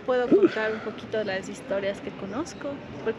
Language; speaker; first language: Spanish; native; Spanish